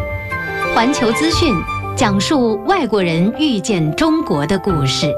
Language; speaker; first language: Chinese; native; Chinese